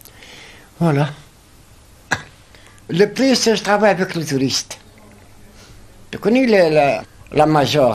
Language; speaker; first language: French; non-native, learner; Arabic